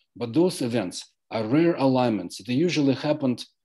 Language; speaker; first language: English; non-native, fluent; Russian